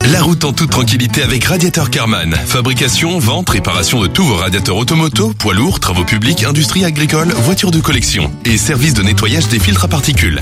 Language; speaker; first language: French; native; French